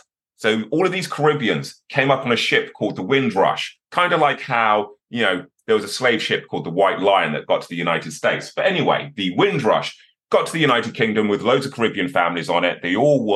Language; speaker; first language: English; native; English